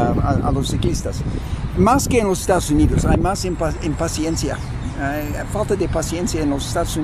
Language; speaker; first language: Spanish; non-native, fluent; English